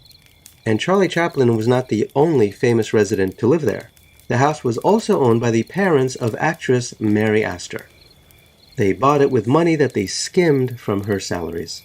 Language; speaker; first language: English; native; English